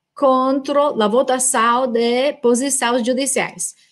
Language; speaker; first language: Portuguese; non-native, learner; English